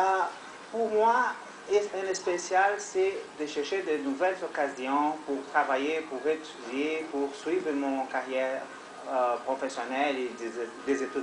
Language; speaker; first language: French; non-native, learner; Portuguese